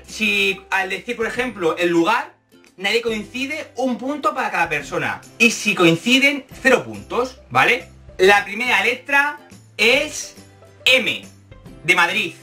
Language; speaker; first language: Spanish; native; Spanish